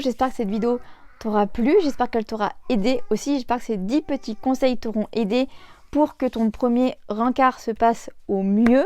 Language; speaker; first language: French; native; French